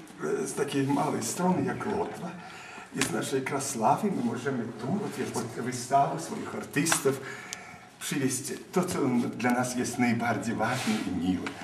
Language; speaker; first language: Polish; early bilingual, heritage; Polish